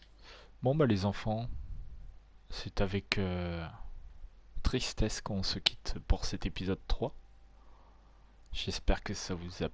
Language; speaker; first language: French; native; French